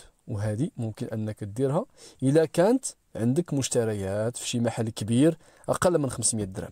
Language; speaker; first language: Arabic; native; Arabic